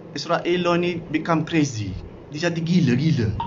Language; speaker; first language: Malay; non-native, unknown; Arabic